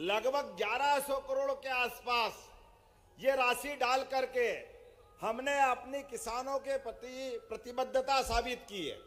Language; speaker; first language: Hindi; native; Hindi